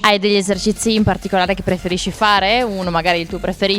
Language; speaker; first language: Italian; native; Italian